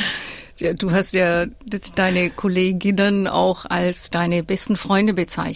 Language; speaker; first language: German; native; German